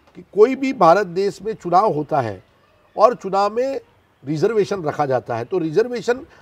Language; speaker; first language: Hindi; non-native, local second language; Gujarati